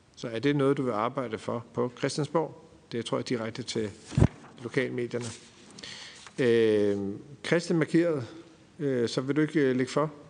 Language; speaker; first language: Danish; native; Danish